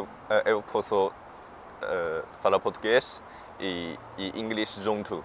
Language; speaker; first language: Portuguese; non-native, learner; Chinese